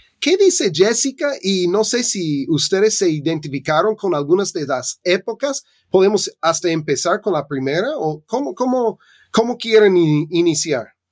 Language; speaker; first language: Spanish; non-native, fluent; English